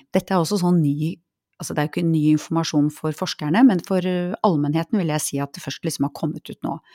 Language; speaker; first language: Norwegian; native; Norwegian